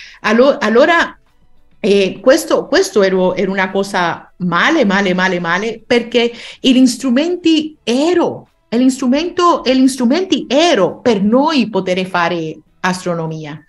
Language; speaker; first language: Italian; non-native, learner; Spanish